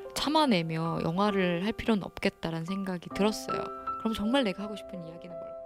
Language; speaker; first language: Korean; native; Korean